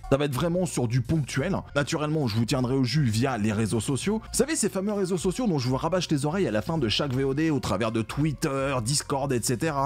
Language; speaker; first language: French; native; French